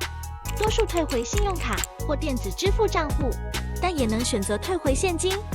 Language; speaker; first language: Chinese; native; Chinese